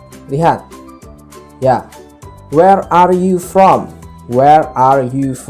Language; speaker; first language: English; non-native, learner; Indonesian